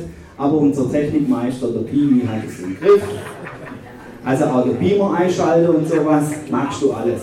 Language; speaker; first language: German; native; German